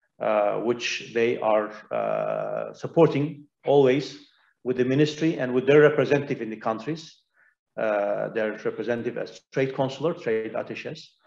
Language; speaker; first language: English; non-native, fluent; Turkish